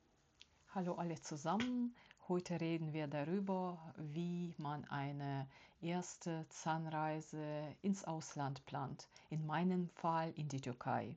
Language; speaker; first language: German; non-native, fluent; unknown